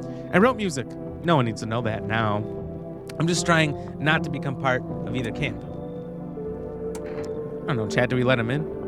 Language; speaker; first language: English; native; English